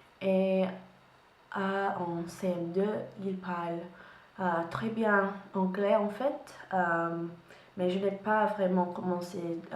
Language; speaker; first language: French; non-native, learner; English